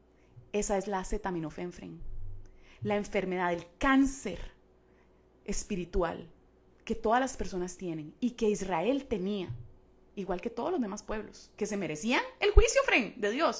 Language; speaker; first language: Spanish; native; Spanish